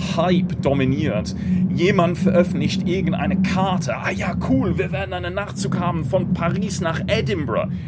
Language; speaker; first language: German; non-native, fluent; English